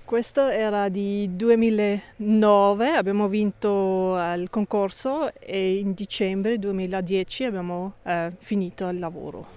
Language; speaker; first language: Italian; non-native, fluent; English